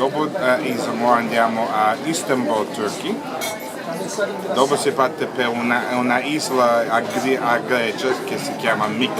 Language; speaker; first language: Italian; non-native, learner; English